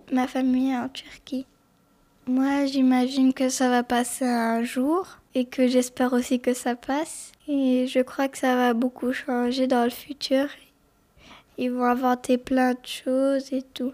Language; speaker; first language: French; early bilingual, other home language; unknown